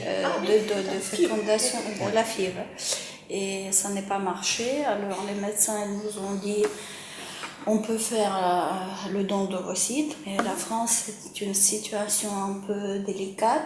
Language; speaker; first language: French; non-native, fluent; Ukrainian